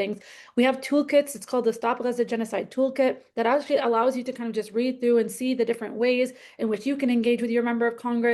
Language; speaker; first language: English; native; English